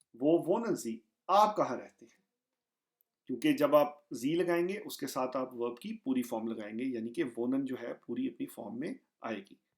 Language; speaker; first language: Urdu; non-native, local second language; Punjabi